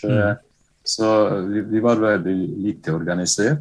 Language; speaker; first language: Norwegian; non-native, fluent; Bosnian